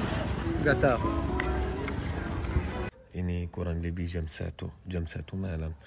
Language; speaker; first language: Indonesian; non-native, fluent; Arabic